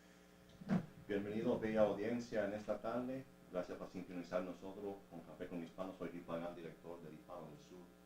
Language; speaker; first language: Spanish; early bilingual, heritage; English